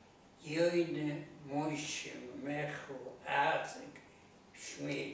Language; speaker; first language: Hebrew; non-native, learner; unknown